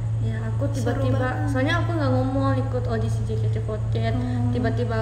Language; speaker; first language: Indonesian; early bilingual, heritage; Japanese